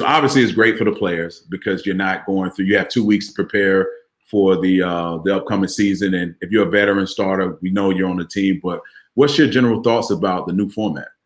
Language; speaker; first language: English; native; English